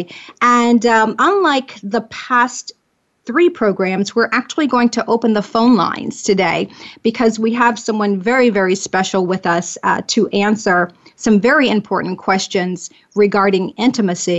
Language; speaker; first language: English; native; English